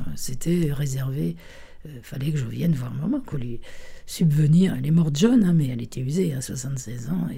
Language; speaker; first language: French; early bilingual, other home language; Italian